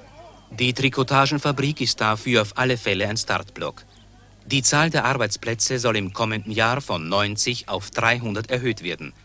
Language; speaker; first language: German; native; German